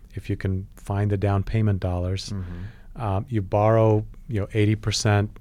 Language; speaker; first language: English; non-native, fluent; Polish